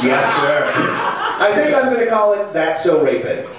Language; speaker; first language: English; native; English